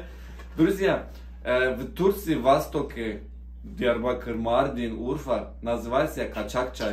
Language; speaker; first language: Russian; non-native, learner; Turkish